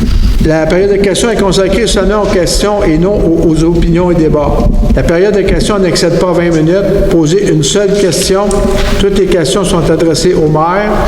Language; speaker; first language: French; native; French